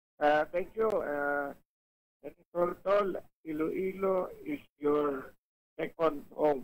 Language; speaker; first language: English; non-native, local second language; Hiligaynon